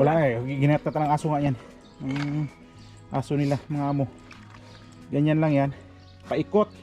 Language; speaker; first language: Filipino; native; Filipino